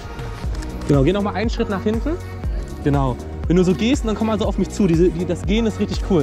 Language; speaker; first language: German; native; German